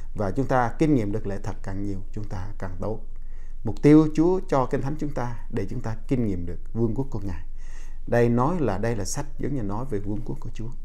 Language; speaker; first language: Vietnamese; non-native, local second language; Jarai